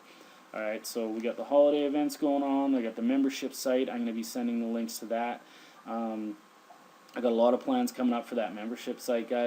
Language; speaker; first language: English; native; English